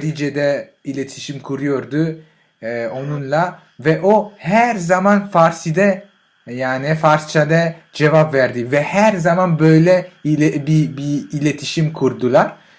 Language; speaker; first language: Turkish; non-native, learner; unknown